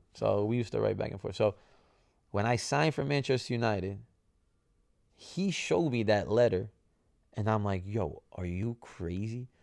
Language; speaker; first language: English; early bilingual, other home language; Italian